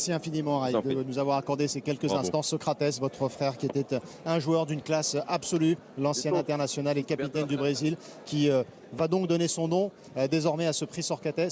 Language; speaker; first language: French; native; French